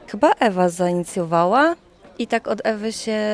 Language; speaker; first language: Polish; native; Polish